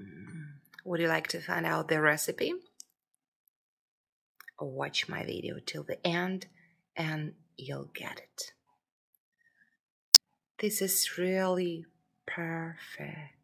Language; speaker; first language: English; non-native, fluent; Russian